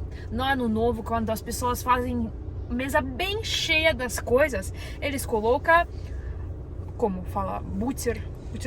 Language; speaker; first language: Portuguese; non-native, learner; Russian